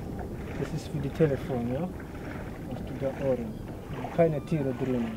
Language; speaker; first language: German; non-native, learner; Swahili